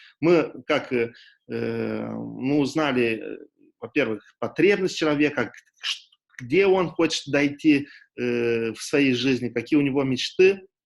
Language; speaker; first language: Russian; non-native, local second language; Romanian